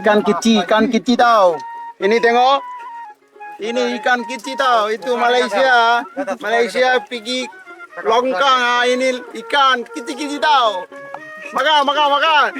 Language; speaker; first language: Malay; non-native, learner; Bangla